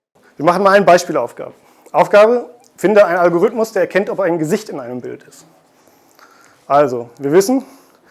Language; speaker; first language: German; native; German